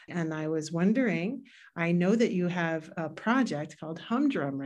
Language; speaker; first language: English; native; English